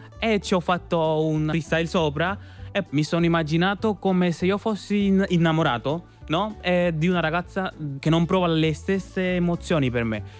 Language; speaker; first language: Italian; non-native, fluent; Spanish